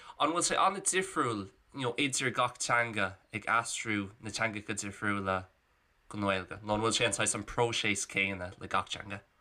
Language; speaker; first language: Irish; non-native, local second language; English